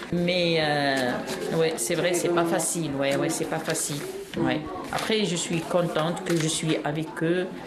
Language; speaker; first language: French; non-native, local second language; Arabic